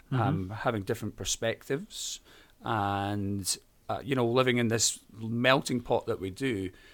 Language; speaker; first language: English; native; English